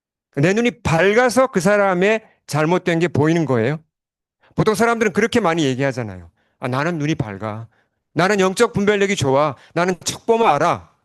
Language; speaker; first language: Korean; native; Korean